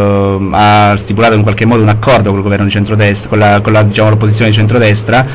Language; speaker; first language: Italian; native; Italian